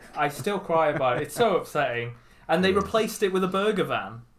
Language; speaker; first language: English; native; English